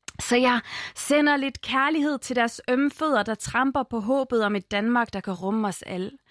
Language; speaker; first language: Danish; early bilingual, other home language; Arabic